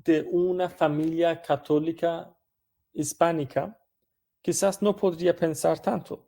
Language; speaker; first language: Spanish; non-native, fluent; Persian